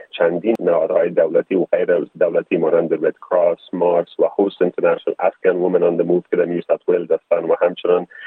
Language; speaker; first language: Persian; native; Persian